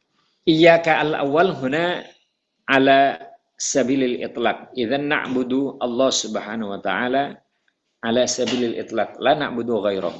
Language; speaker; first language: Arabic; non-native, fluent; Indonesian